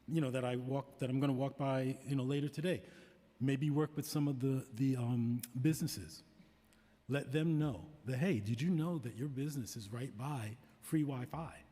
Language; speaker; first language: English; native; English